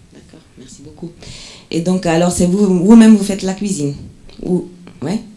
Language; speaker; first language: French; non-native, fluent; German